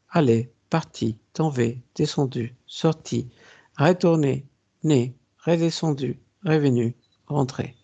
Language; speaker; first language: French; non-native, fluent; Spanish